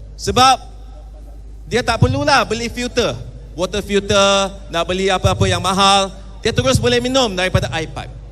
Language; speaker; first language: Malay; non-native, local second language; Chinese